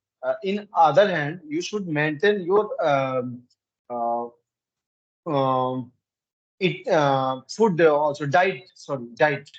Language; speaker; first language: English; non-native, learner; Hindi